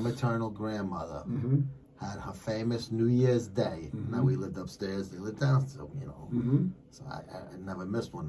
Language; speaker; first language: English; native; English